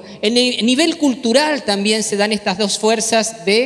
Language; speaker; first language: Spanish; native; Spanish